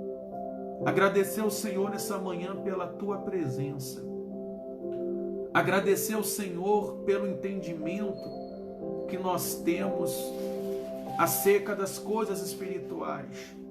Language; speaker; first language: Portuguese; native; Portuguese